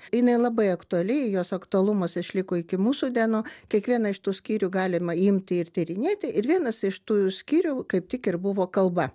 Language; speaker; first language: Lithuanian; non-native, local second language; Russian